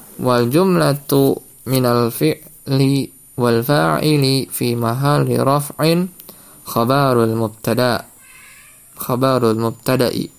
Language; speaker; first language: Arabic; non-native, fluent; Indonesian